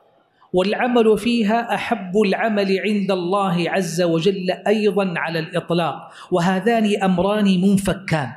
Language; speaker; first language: Arabic; native; Arabic